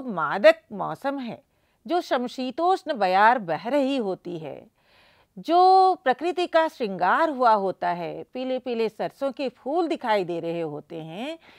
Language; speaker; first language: Hindi; native; Hindi